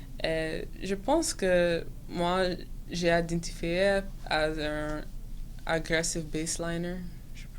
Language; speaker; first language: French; non-native, local second language; English